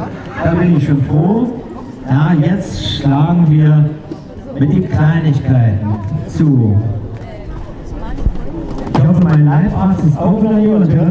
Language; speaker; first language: German; native; German